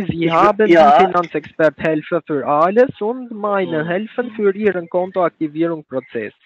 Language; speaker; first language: German; non-native, learner; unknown